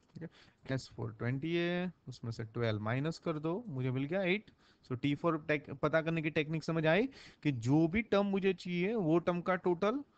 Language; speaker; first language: Hindi; non-native, local second language; Gujarati